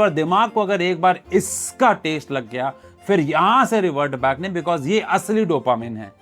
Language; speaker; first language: Hindi; native; Hindi